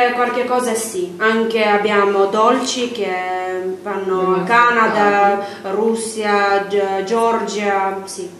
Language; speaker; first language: Italian; non-native, learner; Armenian